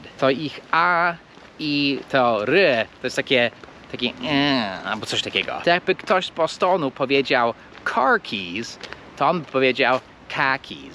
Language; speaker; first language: Polish; non-native, fluent; English